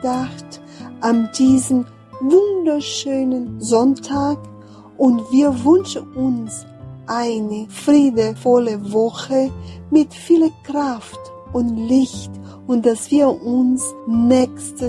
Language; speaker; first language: German; non-native, fluent; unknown